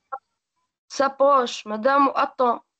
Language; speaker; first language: French; non-native, learner; Arabic